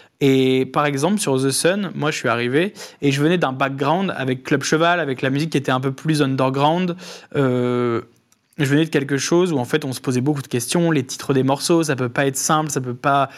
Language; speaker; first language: French; native; French